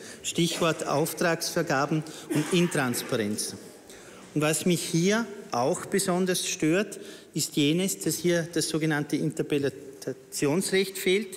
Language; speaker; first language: German; native; German